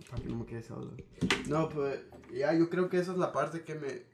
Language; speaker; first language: Spanish; early bilingual, heritage; Spanish